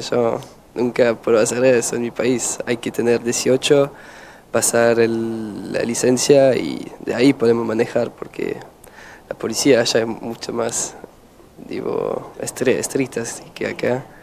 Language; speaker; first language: Spanish; non-native, fluent; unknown